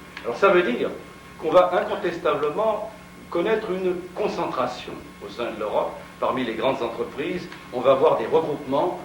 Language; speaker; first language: French; native; French